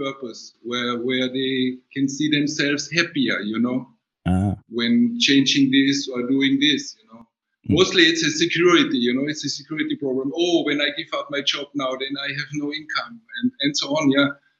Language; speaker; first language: English; non-native, fluent; German